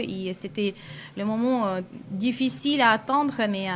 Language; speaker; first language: French; non-native, fluent; Russian